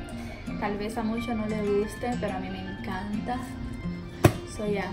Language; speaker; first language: Spanish; early bilingual, heritage; Spanish